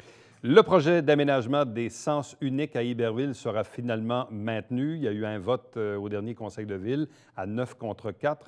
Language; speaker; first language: French; native; French